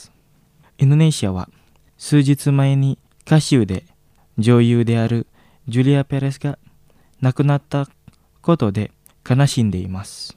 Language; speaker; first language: Japanese; non-native, fluent; Indonesian